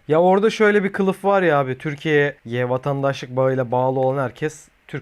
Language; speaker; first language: Turkish; native; Turkish